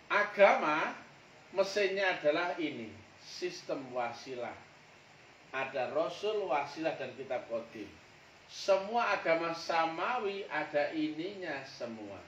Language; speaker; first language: Indonesian; native; Indonesian